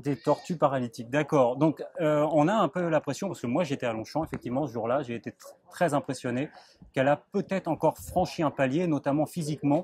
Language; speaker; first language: French; native; French